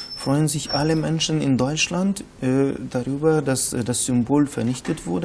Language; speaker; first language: German; non-native, fluent; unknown